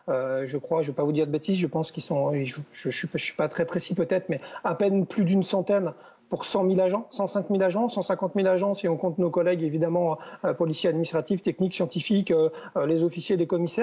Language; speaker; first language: French; native; French